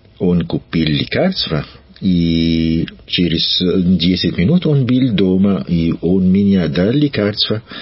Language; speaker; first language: Russian; non-native, learner; French